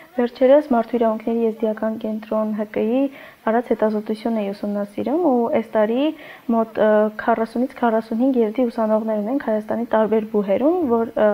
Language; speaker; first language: Armenian; non-native, local second language; Kurdish